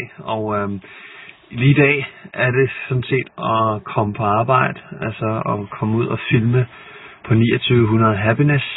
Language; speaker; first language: Danish; native; Danish